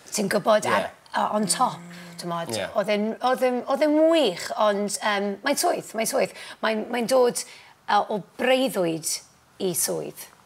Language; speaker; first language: Welsh; non-native, local second language; English